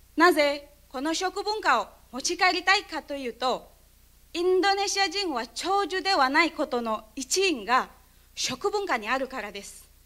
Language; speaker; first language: Japanese; non-native, fluent; Indonesian